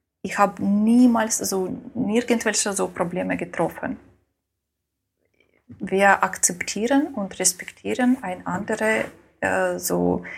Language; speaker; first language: German; non-native, learner; Ukrainian